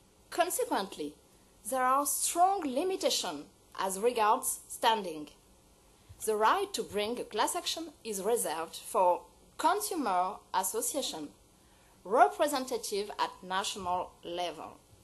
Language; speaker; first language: English; non-native, fluent; French